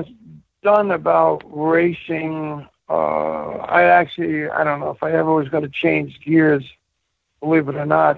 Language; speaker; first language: English; native; English